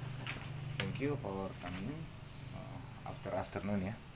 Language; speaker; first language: English; non-native, learner; Indonesian